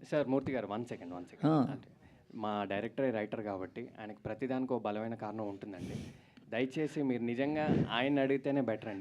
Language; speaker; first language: Telugu; native; Telugu